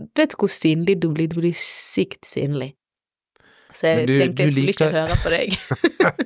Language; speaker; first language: Norwegian; non-native, fluent; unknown